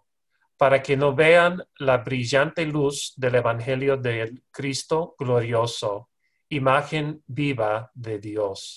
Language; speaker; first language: Spanish; non-native, fluent; English